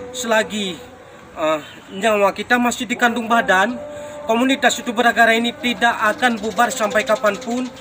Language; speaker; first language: Indonesian; native; Indonesian